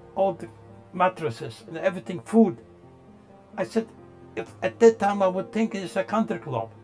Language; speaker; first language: English; non-native, fluent; Polish